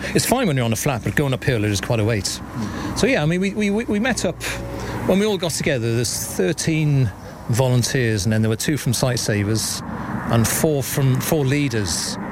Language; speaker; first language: English; native; English